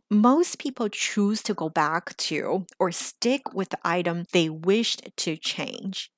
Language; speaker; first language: English; early bilingual, other home language; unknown